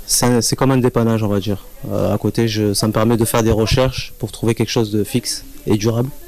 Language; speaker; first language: French; native; French